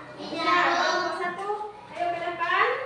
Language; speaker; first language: Indonesian; native; Indonesian